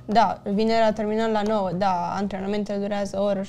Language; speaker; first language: Romanian; early bilingual, heritage; Romanian